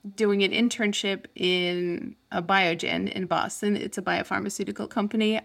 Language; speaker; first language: English; non-native, fluent; Turkish